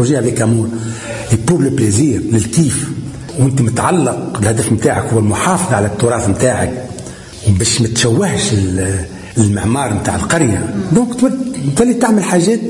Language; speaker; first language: Arabic; non-native, local second language; Berber languages